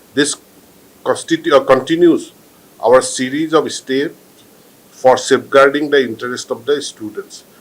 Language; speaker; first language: English; non-native, local second language; Assamese